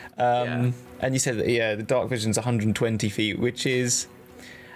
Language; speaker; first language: English; native; English